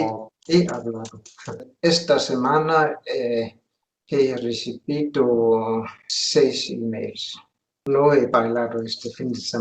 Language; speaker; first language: Spanish; non-native, learner; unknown